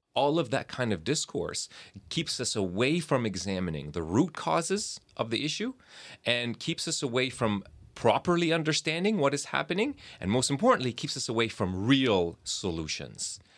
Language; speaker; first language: English; early bilingual, other home language; Arabic